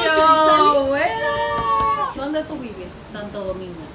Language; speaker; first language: Spanish; native; Spanish